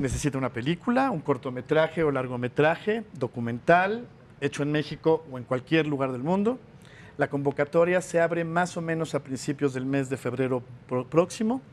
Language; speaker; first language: Spanish; native; Spanish